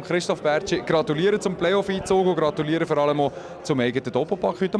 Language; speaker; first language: German; native; German